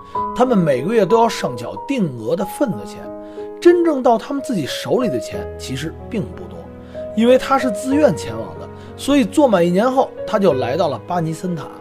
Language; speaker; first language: Chinese; native; Chinese